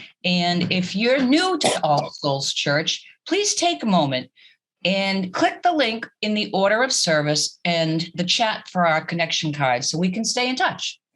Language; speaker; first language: English; native; English